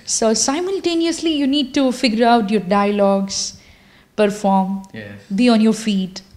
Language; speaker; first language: English; non-native, local second language; Kannada